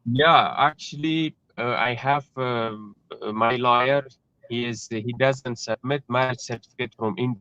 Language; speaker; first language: English; non-native, learner; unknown